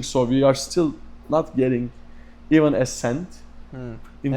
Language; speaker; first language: English; non-native, fluent; Turkish